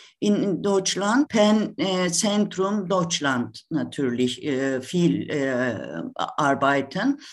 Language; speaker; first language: German; non-native, learner; Turkish